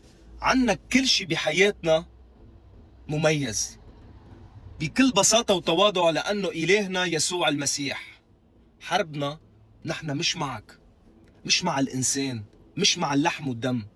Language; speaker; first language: Arabic; native; Arabic